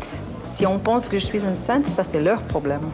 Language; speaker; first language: French; non-native, learner; English